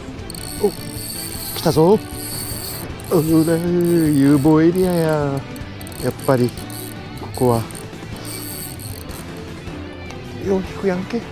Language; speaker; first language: Japanese; native; Japanese